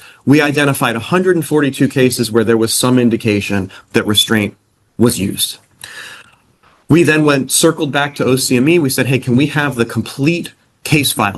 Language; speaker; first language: English; native; English